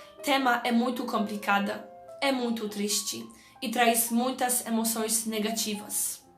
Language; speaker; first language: Portuguese; non-native, fluent; Polish